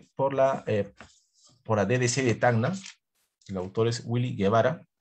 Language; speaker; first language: Spanish; native; Spanish